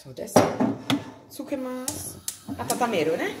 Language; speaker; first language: Japanese; non-native, learner; Italian